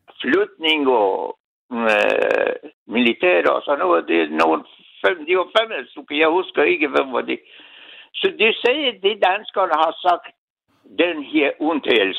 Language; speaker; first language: Danish; non-native, learner; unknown